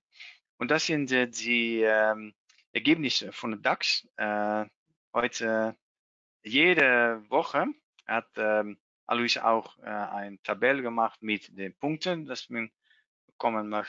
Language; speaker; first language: German; non-native, learner; Dutch